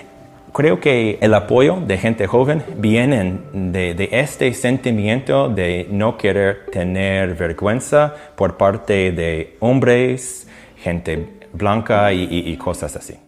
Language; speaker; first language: Spanish; non-native, fluent; English